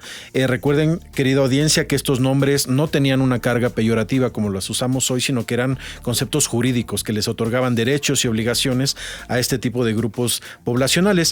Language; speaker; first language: Spanish; native; Spanish